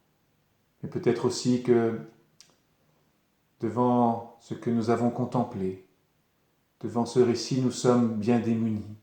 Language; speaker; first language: French; native; French